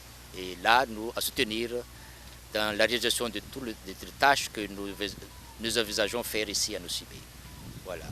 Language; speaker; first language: French; non-native, local second language; Malagasy